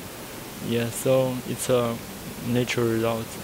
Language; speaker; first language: English; non-native, learner; Chinese